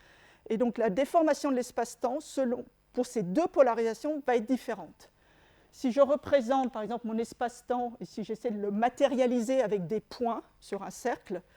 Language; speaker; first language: French; native; French